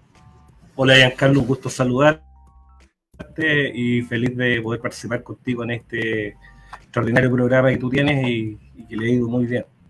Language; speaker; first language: Spanish; native; Spanish